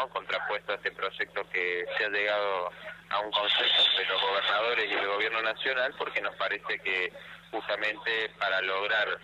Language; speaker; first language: Spanish; native; Spanish